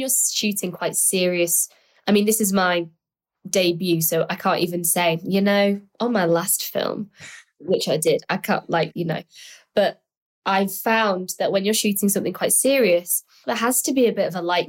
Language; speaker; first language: English; native; English